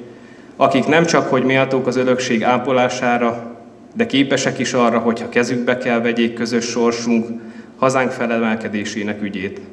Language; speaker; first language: Hungarian; native; Hungarian